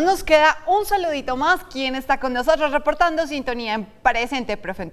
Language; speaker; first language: Spanish; native; Spanish